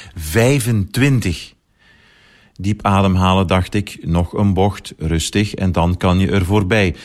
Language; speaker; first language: Dutch; native; Dutch